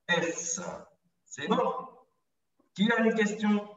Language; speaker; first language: French; non-native, local second language; Arabic